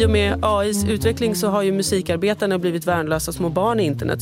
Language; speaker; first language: Swedish; native; Swedish